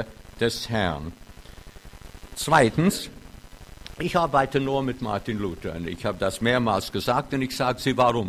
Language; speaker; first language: German; non-native, fluent; English